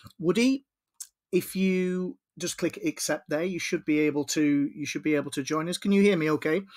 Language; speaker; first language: English; native; English